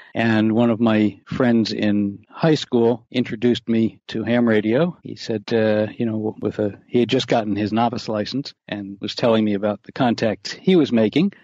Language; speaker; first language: English; native; English